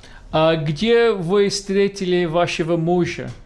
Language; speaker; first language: Russian; non-native, fluent; English